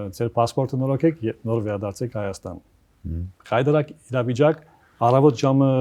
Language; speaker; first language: Armenian; early bilingual, heritage; Armenian